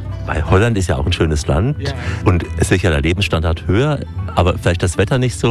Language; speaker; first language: German; native; German